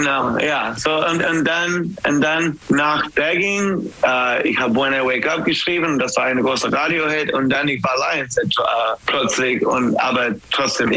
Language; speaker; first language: German; non-native, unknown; English